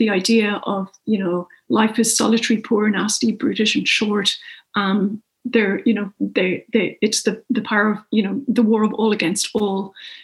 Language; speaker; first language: English; native; English